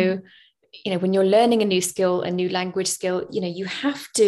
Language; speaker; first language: English; native; English